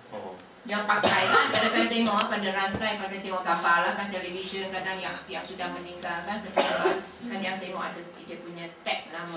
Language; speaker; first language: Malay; non-native, local second language; Chinese